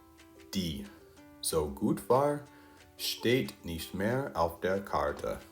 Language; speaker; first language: German; non-native, fluent; English